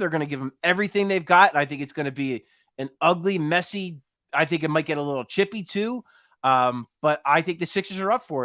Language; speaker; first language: English; native; English